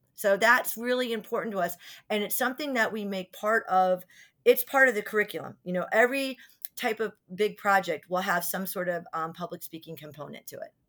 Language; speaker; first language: English; native; English